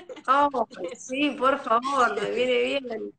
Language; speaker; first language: Spanish; native; Spanish